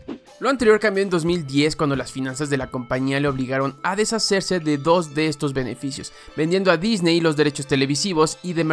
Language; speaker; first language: Spanish; native; Spanish